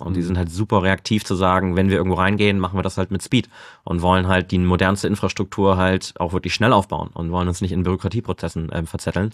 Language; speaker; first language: German; native; German